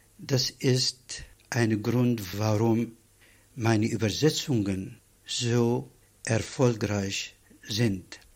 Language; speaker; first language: German; non-native, fluent; Arabic